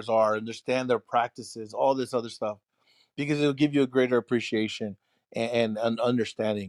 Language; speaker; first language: English; early bilingual, other home language; Spanish